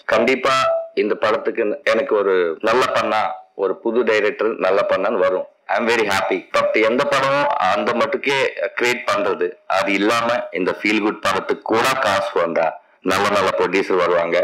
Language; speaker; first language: Tamil; non-native, learner; Telugu